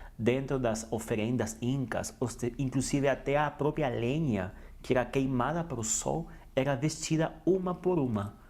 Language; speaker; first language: Portuguese; non-native, fluent; Spanish